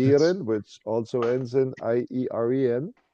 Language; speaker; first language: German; non-native, fluent; English